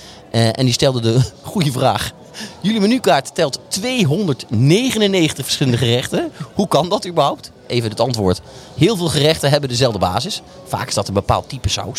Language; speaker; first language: Dutch; native; Dutch